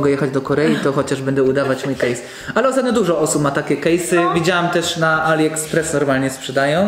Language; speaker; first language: Polish; native; Polish